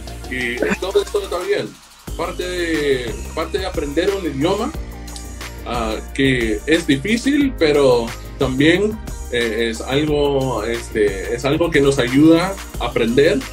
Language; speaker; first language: Spanish; non-native, fluent; English